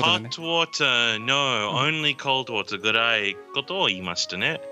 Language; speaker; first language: Japanese; non-native, learner; English